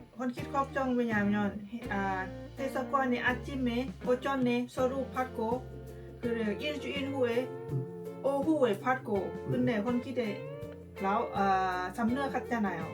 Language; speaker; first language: Korean; non-native, learner; Lao